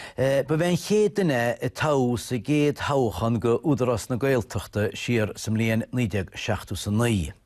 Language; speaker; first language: Irish; native; Irish